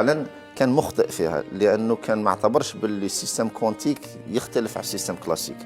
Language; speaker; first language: Arabic; native; Arabic